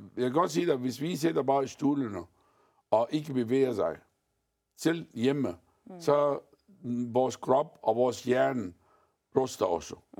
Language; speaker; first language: Danish; non-native, fluent; Arabic